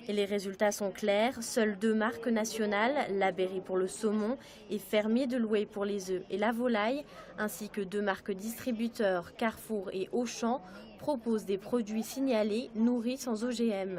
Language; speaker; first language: French; native; French